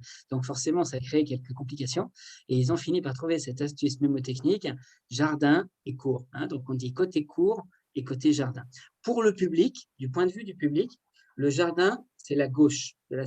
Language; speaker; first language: French; native; French